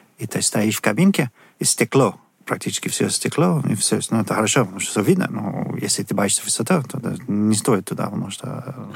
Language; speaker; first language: Russian; non-native, fluent; English